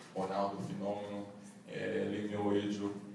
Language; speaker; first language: Portuguese; non-native, learner; English